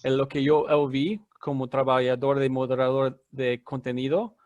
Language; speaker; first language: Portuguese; non-native, learner; English